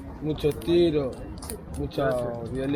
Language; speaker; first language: Spanish; native; Spanish